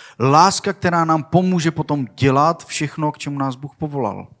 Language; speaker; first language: Czech; non-native, learner; Swedish